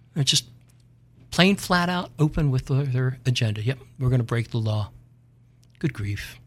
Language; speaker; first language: English; native; English